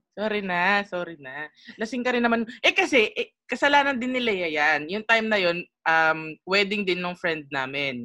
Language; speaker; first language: Filipino; native; Filipino